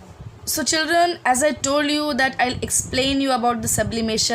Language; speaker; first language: English; non-native, local second language; Hindi